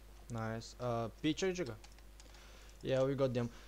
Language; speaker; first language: English; non-native, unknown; Bulgarian